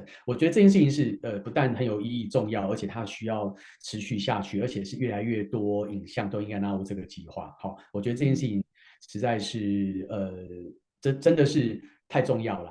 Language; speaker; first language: Chinese; native; Chinese